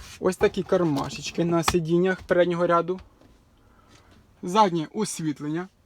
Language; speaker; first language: Ukrainian; native; Ukrainian